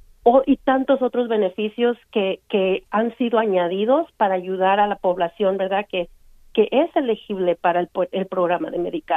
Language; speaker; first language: Spanish; native; Spanish